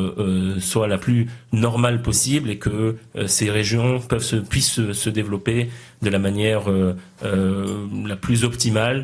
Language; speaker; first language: French; native; French